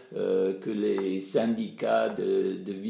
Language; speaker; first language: French; non-native, fluent; English